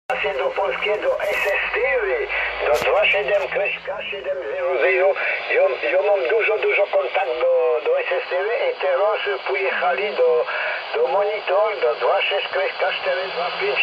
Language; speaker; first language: Polish; non-native, learner; French